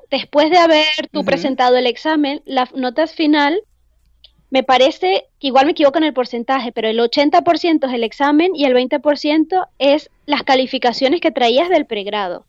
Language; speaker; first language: Spanish; native; Spanish